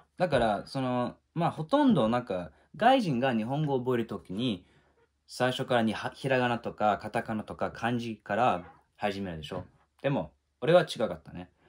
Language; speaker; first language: Japanese; non-native, fluent; English